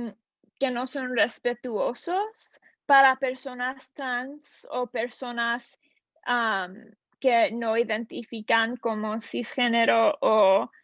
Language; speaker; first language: Spanish; non-native, learner; English